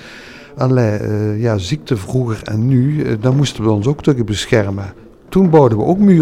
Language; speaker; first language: Dutch; native; Dutch